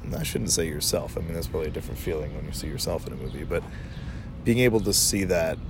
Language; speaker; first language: English; native; English